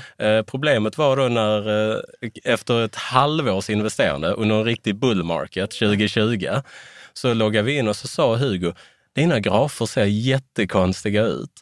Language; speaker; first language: Swedish; native; Swedish